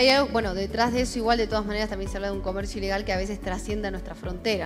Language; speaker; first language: Spanish; native; Spanish